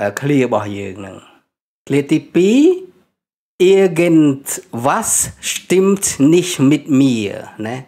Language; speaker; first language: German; non-native, learner; Khmer